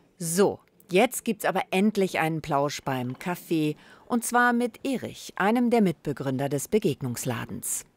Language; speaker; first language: German; native; German